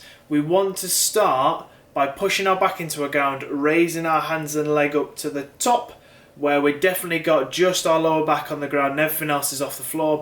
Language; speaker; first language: English; native; English